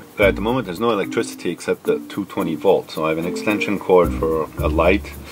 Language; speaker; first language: English; native; English